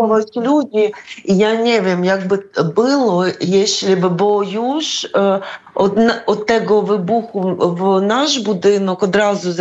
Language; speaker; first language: Polish; non-native, fluent; Ukrainian